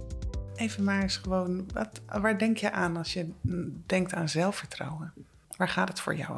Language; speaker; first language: Dutch; native; Dutch